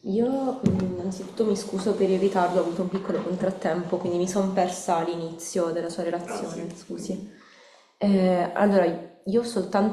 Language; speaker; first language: Italian; native; Italian